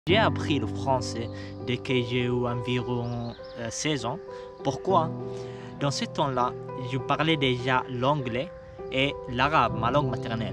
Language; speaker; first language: French; non-native, fluent; Arabic